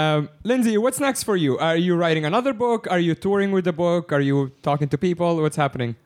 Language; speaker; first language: English; early bilingual, other home language; Arabic